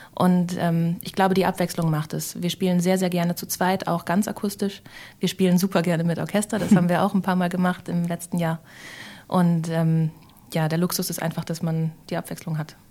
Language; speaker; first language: German; native; German